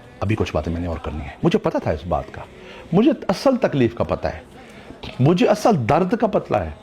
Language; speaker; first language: Urdu; non-native, local second language; Saraiki